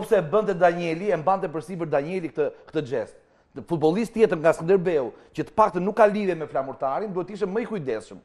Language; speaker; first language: Albanian; native; Albanian